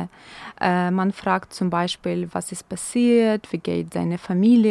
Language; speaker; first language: German; non-native, fluent; Ukrainian